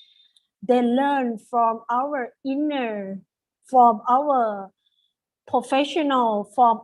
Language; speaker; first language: English; non-native, fluent; Thai